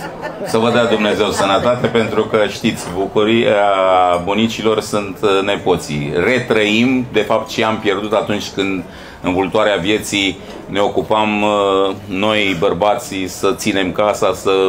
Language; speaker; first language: Romanian; native; Romanian